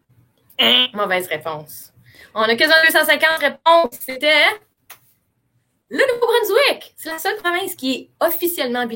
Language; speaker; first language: French; native; French